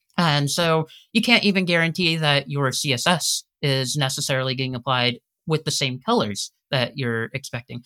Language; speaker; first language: English; native; English